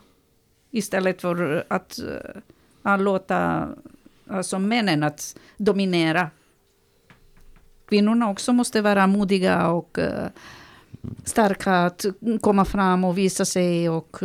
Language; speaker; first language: Swedish; non-native, learner; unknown